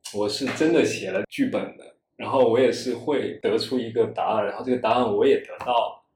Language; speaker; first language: Chinese; non-native, local second language; Wu Chinese